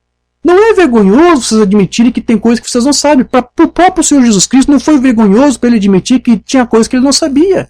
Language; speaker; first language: Portuguese; native; Portuguese